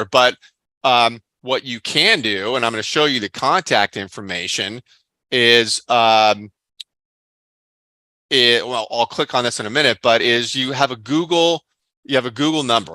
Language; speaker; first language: English; native; English